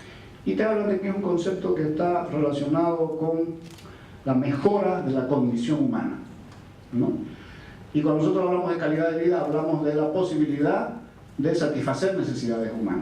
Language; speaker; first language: Spanish; native; Spanish